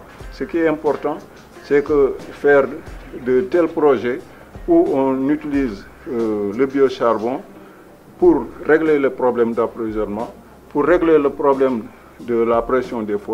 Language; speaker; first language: French; non-native, local second language; Wolof